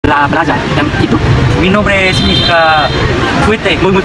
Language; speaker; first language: Spanish; non-native, learner; Vietnamese